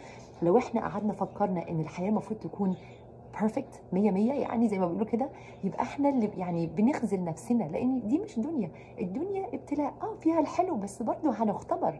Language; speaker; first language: Arabic; native; Arabic